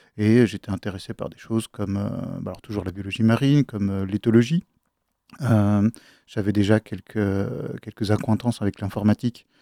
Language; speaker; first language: French; native; French